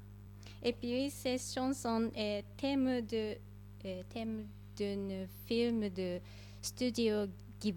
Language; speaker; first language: French; non-native, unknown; Japanese